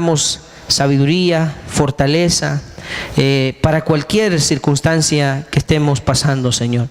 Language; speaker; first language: Spanish; native; Spanish